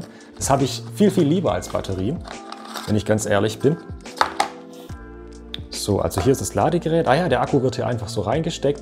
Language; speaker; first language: German; native; German